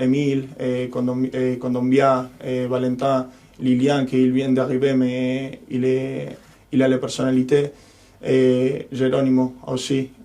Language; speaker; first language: French; non-native, fluent; Spanish